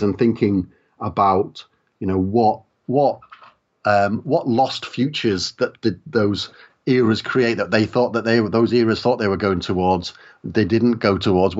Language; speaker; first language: English; native; English